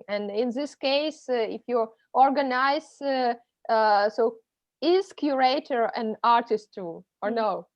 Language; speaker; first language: English; non-native, learner; Ukrainian